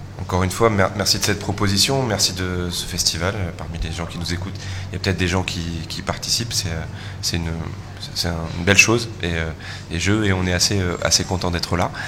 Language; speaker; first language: French; native; French